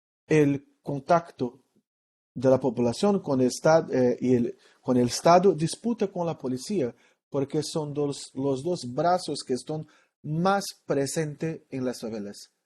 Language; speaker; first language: Spanish; non-native, learner; Portuguese